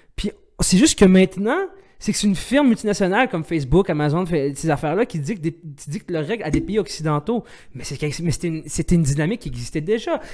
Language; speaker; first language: French; non-native, local second language; Arabic